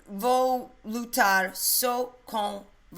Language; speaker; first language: Portuguese; non-native, learner; English